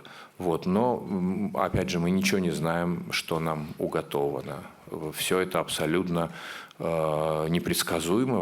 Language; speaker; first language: Russian; native; Russian